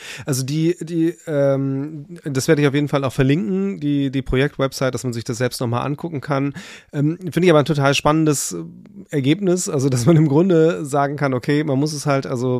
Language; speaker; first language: German; native; German